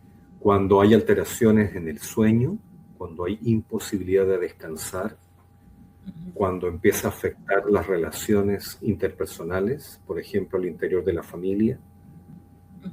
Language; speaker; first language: Spanish; native; Spanish